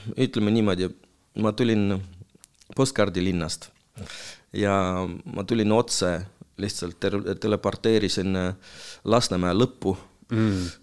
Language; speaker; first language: Estonian; non-native, local second language; Russian